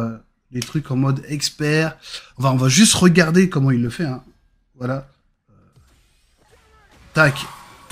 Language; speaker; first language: French; native; French